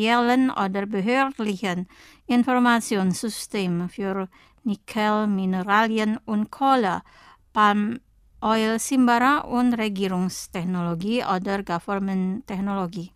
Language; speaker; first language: German; non-native, fluent; Indonesian